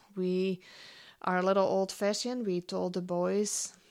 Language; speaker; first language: English; non-native, fluent; Dutch